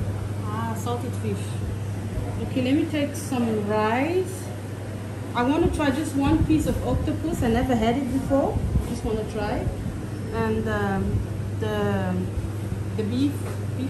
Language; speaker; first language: English; non-native, fluent; French